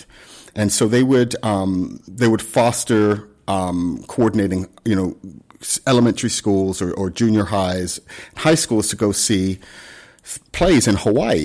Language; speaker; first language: English; native; English